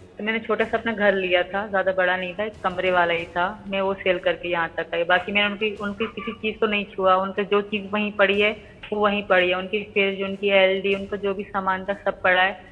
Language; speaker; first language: Urdu; non-native, local second language; Sindhi